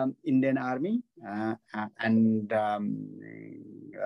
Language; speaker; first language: English; non-native, local second language; Nepali